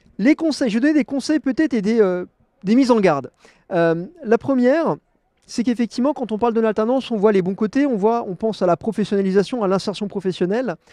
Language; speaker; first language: French; native; French